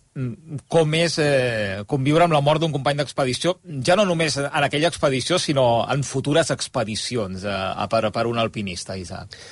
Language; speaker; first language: Catalan; native; Catalan